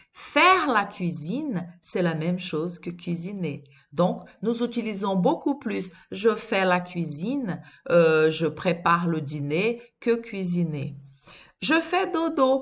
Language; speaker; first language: French; non-native, fluent; Portuguese